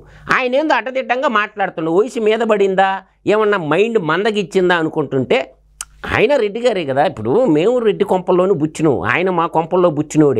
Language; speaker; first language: Telugu; native; Telugu